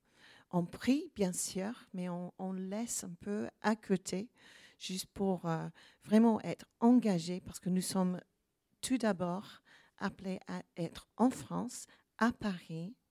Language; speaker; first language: French; non-native, learner; English